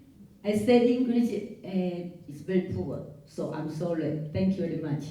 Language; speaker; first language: English; non-native, learner; Chinese